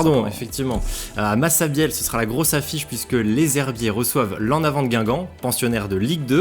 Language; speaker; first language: French; native; French